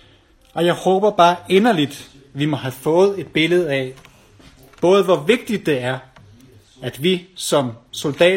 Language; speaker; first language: Danish; native; Danish